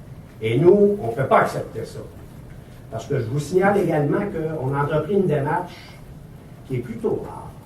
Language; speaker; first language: French; native; French